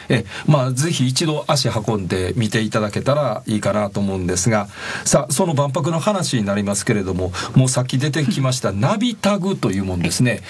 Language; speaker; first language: Japanese; native; Japanese